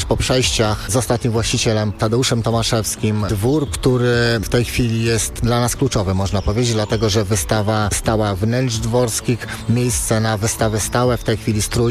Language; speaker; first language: Polish; native; Polish